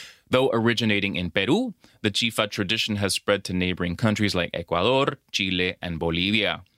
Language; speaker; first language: English; native; English